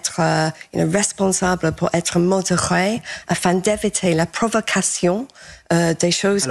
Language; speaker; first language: French; non-native, fluent; English